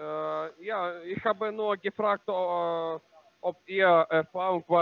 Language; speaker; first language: German; non-native, learner; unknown